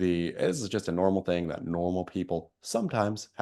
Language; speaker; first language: English; native; English